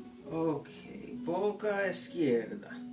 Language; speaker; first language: Spanish; non-native, learner; English